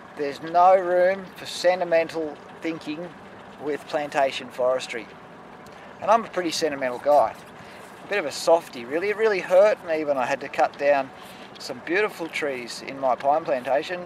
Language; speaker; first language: English; native; English